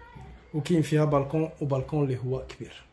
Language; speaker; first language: Arabic; native; Arabic